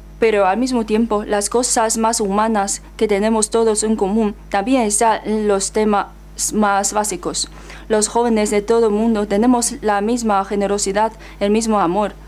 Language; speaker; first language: Spanish; non-native, fluent; Chinese